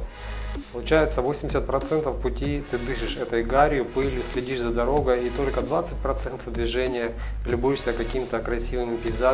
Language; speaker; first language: Russian; native; Russian